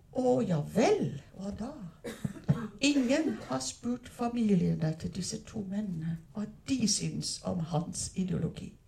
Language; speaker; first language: Norwegian; non-native, fluent; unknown